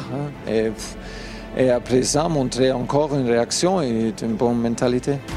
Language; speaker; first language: French; non-native, fluent; German